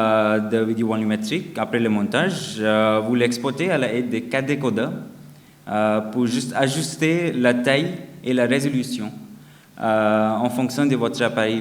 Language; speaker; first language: French; non-native, fluent; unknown